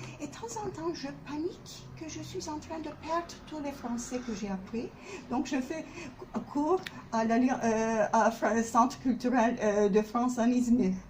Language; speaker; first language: French; non-native, fluent; Turkish